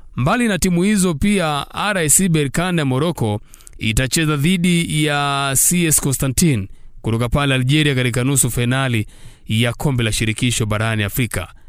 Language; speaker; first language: Swahili; native; Swahili